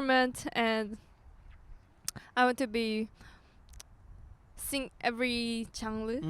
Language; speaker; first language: English; non-native, learner; Korean